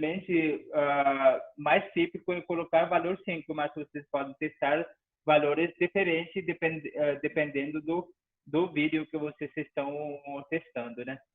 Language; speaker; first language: Portuguese; non-native, fluent; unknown